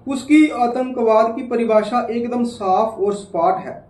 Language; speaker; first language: Hindi; non-native, local second language; Punjabi